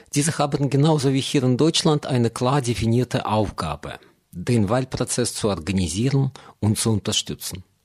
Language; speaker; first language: German; non-native, fluent; Russian